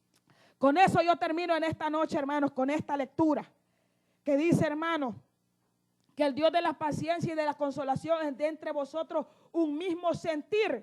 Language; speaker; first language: Spanish; native; Spanish